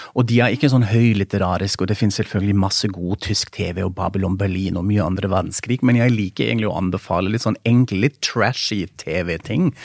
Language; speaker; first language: Norwegian; non-native, fluent; German